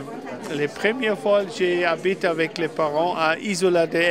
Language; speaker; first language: French; non-native, learner; German